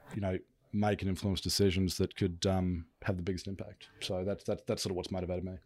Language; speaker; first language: English; native; English